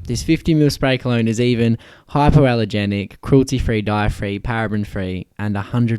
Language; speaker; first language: English; native; English